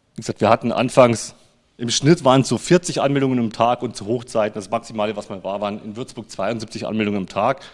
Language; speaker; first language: German; native; German